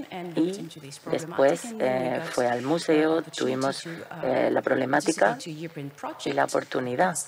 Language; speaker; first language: Spanish; non-native, fluent; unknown